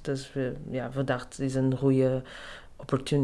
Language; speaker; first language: Dutch; non-native, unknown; Portuguese